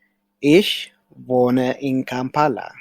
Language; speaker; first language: German; non-native, fluent; Tigrinya